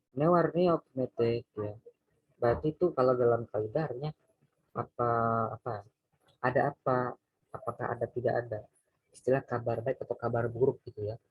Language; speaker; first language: Indonesian; native; Indonesian